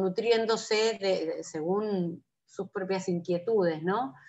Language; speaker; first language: Spanish; native; Spanish